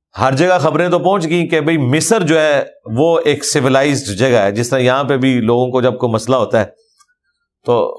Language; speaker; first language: Urdu; non-native, local second language; Punjabi